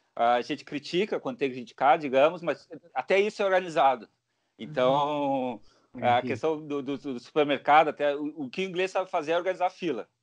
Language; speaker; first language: Portuguese; native; Portuguese